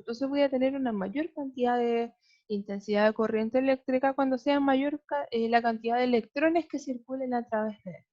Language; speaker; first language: Spanish; native; Spanish